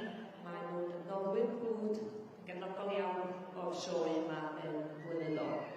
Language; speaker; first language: Welsh; native; Welsh